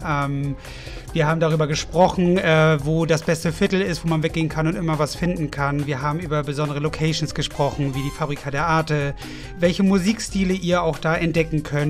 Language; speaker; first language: German; native; German